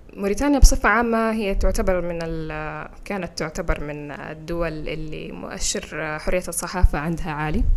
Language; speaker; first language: Arabic; non-native, local second language; Fula